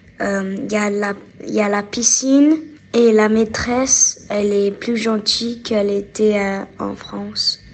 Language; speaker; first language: French; early bilingual, heritage; French